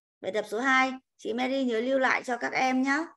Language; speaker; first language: Vietnamese; native; Vietnamese